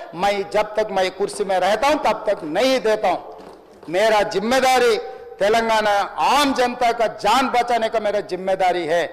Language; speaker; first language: Hindi; non-native, local second language; Telugu